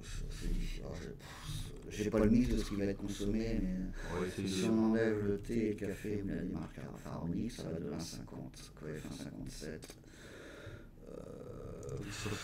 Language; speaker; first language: French; native; French